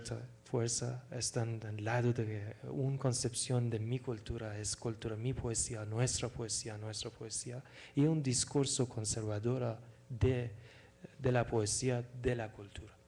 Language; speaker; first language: Spanish; non-native, fluent; Persian